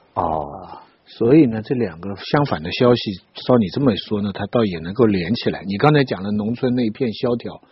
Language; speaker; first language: Chinese; native; Chinese